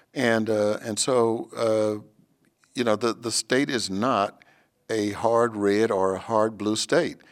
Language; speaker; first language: English; native; English